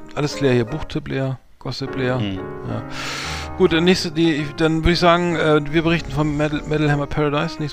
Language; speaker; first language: German; native; German